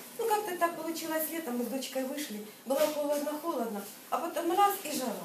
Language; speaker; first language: Russian; native; Russian